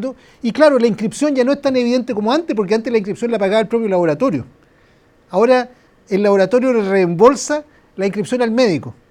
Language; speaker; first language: Spanish; native; Spanish